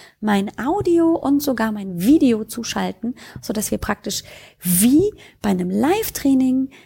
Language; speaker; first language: German; native; German